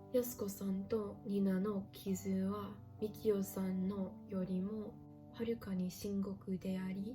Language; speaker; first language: Japanese; non-native, learner; English